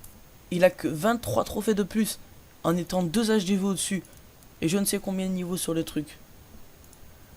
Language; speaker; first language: French; native; French